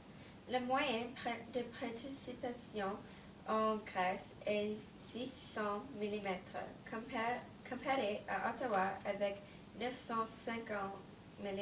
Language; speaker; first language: French; non-native, learner; English